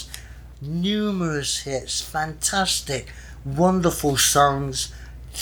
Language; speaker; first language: English; native; English